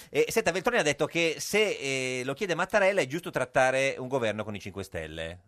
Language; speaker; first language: Italian; native; Italian